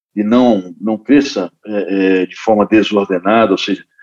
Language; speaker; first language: Portuguese; native; Portuguese